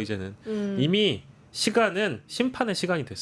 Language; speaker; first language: Korean; native; Korean